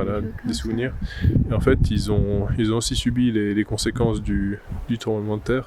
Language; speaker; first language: French; native; French